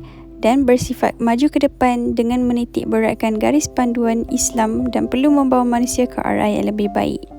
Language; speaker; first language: Malay; native; Malay